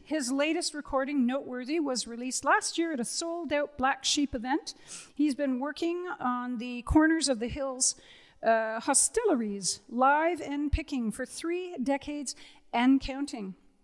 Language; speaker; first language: English; native; English